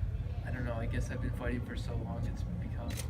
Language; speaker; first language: English; native; English